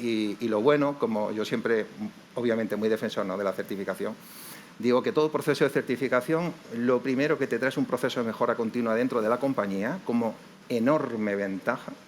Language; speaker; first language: Spanish; native; Spanish